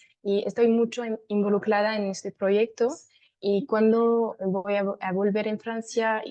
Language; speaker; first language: Spanish; non-native, fluent; French